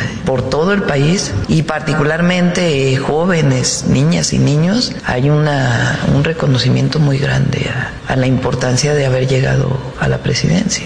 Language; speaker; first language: Spanish; native; Spanish